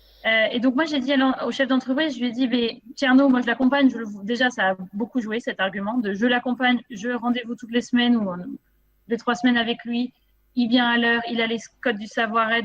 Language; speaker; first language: French; native; French